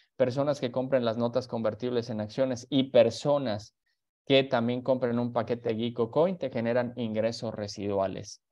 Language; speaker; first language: Spanish; native; Spanish